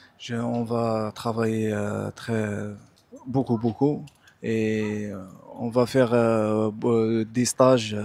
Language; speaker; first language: French; non-native, local second language; Arabic